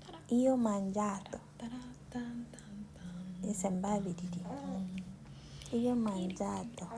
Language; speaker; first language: Italian; non-native, learner; Akan